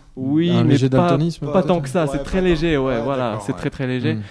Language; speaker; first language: French; non-native, local second language; Arabic